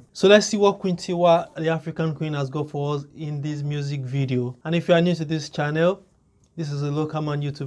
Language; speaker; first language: English; non-native, local second language; Yoruba